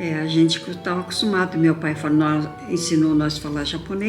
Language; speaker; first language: Portuguese; non-native, local second language; Japanese